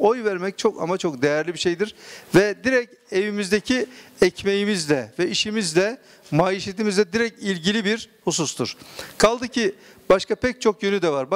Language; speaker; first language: Turkish; native; Turkish